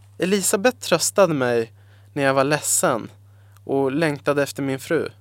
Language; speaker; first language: Swedish; non-native, fluent; Arabic